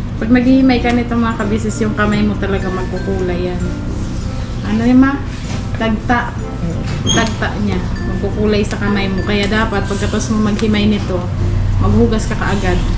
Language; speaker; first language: Filipino; native; Filipino